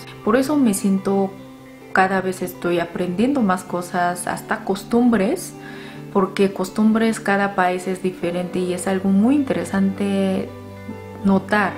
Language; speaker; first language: Spanish; non-native, fluent; Korean